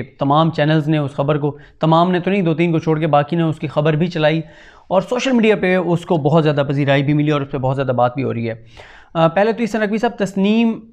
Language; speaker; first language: Urdu; non-native, local second language; Punjabi